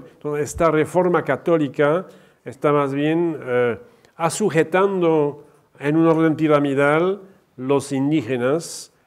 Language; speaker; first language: Spanish; non-native, fluent; French